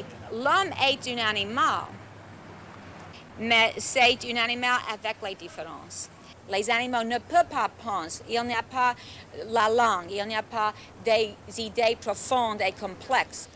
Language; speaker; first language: French; non-native, learner; English